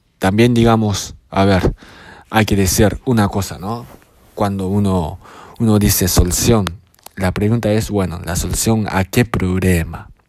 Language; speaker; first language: Spanish; non-native, fluent; Japanese